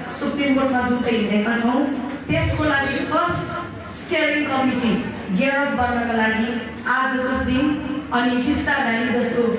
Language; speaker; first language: Nepali; native; Nepali